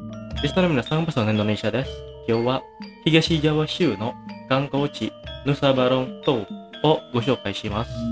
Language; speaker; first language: Japanese; non-native, fluent; Indonesian